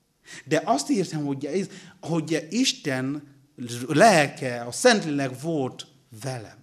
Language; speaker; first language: Hungarian; non-native, learner; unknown